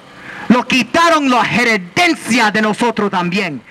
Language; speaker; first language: Spanish; non-native, learner; English